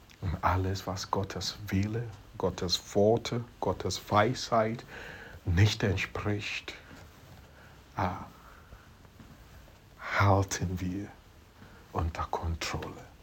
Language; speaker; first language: German; non-native, fluent; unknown